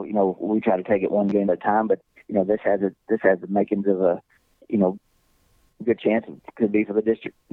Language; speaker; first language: English; native; English